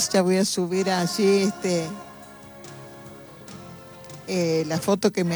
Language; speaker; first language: Spanish; native; Spanish